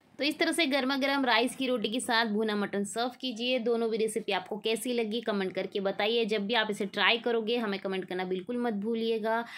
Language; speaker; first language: Hindi; native; Hindi